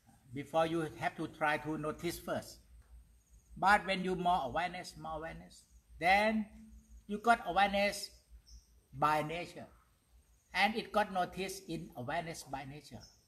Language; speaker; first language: English; non-native, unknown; Thai